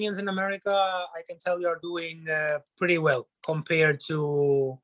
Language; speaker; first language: English; non-native, fluent; Italian